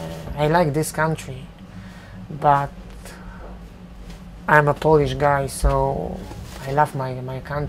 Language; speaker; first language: English; non-native, learner; Polish